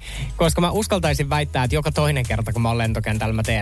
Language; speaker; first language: Finnish; native; Finnish